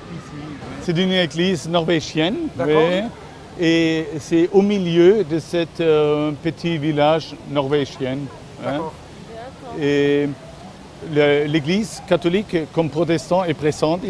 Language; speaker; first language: French; non-native, fluent; German